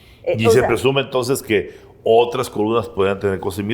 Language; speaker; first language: Spanish; native; Spanish